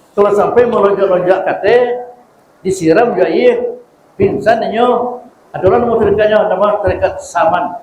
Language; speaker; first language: Malay; non-native, local second language; Minangkabau